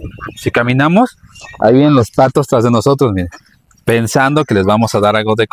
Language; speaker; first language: Spanish; native; Spanish